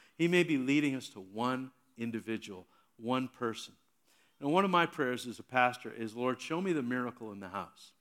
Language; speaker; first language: English; native; English